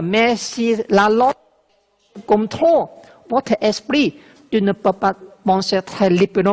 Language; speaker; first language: French; non-native, learner; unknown